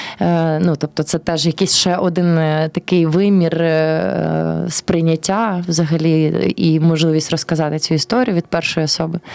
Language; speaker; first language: Ukrainian; early bilingual, heritage; Ukrainian